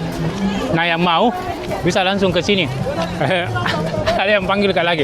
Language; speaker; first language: Indonesian; native; Indonesian